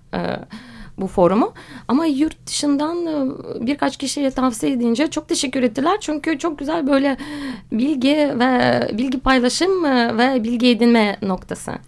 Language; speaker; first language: Turkish; non-native, fluent; Russian